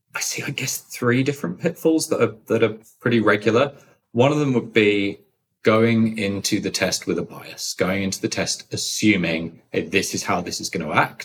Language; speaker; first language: English; native; English